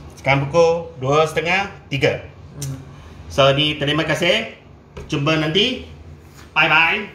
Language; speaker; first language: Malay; non-native, local second language; Chinese